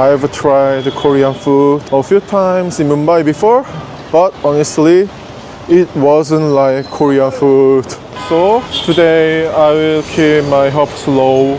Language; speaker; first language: English; non-native, fluent; Korean